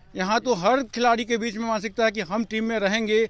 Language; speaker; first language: Hindi; native; Hindi